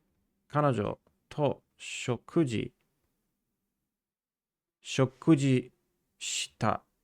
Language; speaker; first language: Japanese; non-native, learner; English